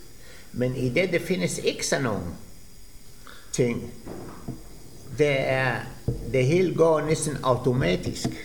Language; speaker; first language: Danish; non-native, fluent; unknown